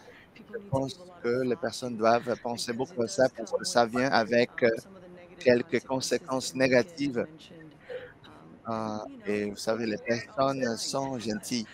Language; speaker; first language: French; non-native, learner; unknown